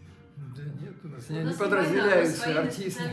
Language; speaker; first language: Russian; native; Russian